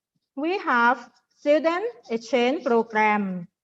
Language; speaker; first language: English; non-native, learner; Thai